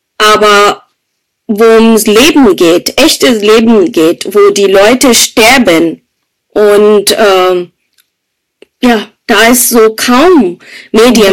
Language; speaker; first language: German; non-native, fluent; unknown